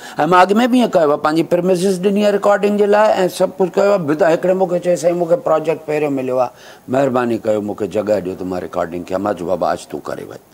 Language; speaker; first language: Sindhi; native; Sindhi